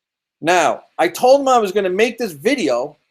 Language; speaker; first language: English; native; English